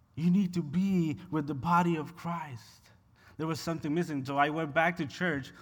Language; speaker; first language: English; non-native, fluent; Spanish